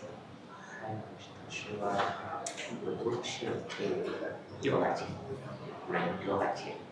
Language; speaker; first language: Chinese; non-native, learner; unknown